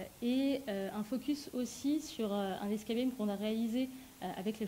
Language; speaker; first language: French; native; French